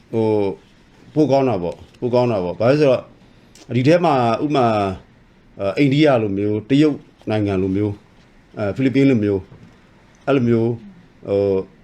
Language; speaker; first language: Burmese; non-native, local second language; S'gaw Karen